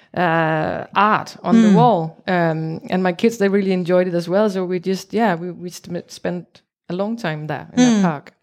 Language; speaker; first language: English; non-native, fluent; Danish